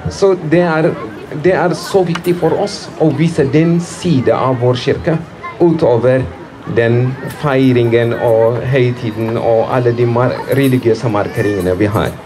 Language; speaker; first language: Norwegian; non-native, fluent; Amharic